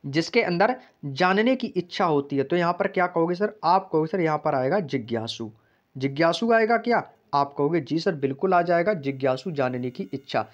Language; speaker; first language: Hindi; native; Hindi